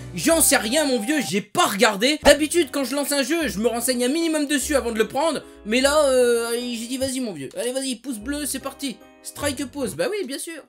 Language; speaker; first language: French; native; French